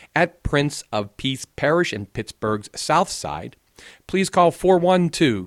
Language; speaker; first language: English; native; English